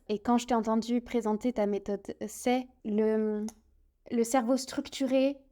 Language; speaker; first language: French; native; French